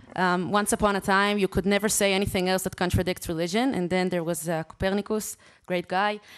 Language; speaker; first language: English; non-native, fluent; Hebrew